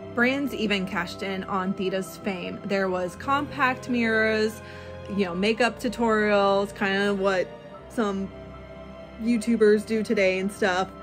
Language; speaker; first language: English; native; English